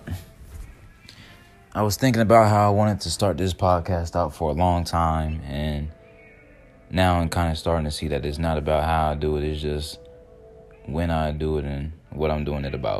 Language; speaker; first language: English; native; English